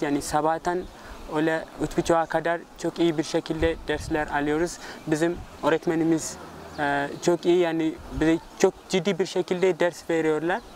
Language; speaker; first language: Turkish; non-native, learner; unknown